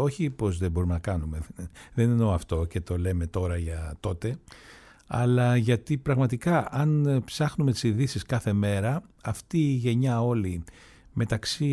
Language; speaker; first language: Greek; native; Greek